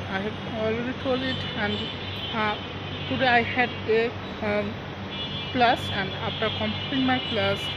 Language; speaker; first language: English; non-native, learner; Bangla